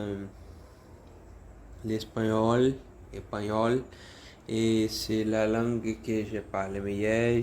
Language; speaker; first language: French; non-native, learner; Portuguese